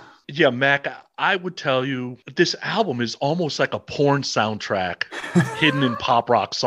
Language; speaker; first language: English; native; English